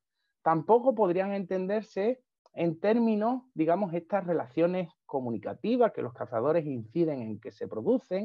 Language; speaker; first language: Spanish; native; Spanish